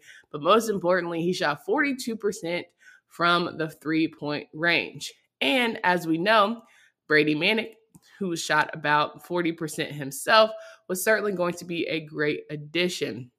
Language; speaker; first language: English; native; English